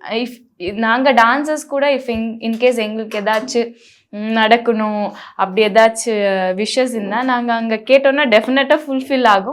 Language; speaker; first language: Tamil; non-native, local second language; Bangla